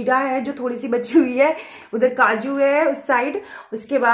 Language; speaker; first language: Hindi; native; Hindi